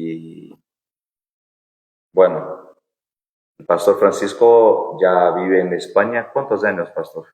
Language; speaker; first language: Spanish; non-native, fluent; Portuguese